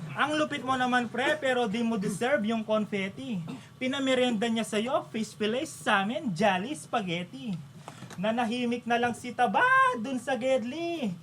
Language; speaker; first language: Filipino; non-native, local second language; Pampanga